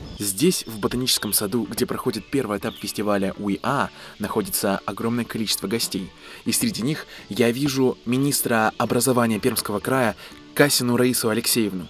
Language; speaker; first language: Russian; native; Russian